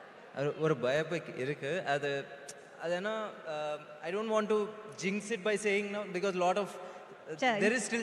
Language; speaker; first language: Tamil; non-native, learner; Telugu